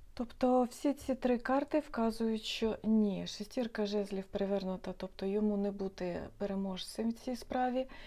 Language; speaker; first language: Ukrainian; non-native, local second language; Russian